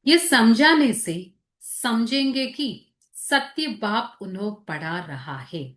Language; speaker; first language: Hindi; non-native, local second language; Telugu